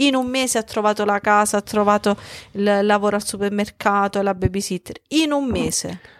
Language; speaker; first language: Italian; native; Italian